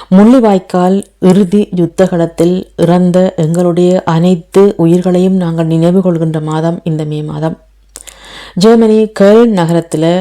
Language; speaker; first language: Tamil; native; Tamil